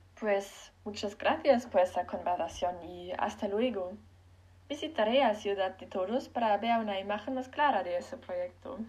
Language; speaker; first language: Spanish; non-native, learner; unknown